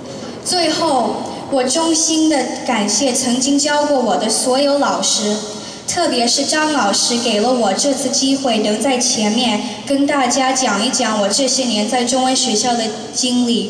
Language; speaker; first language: Chinese; early bilingual, heritage; Chinese